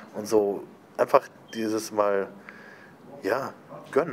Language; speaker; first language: German; native; German